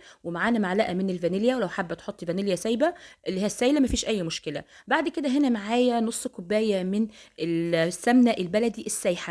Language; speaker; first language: Arabic; native; Arabic